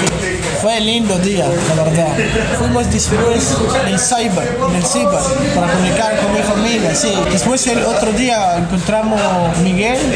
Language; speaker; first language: Spanish; non-native, learner; Arabic